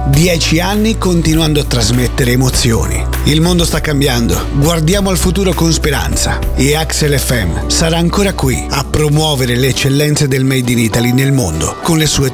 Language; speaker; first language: Italian; native; Italian